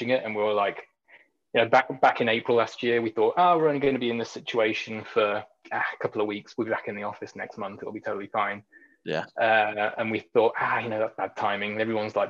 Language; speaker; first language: English; native; English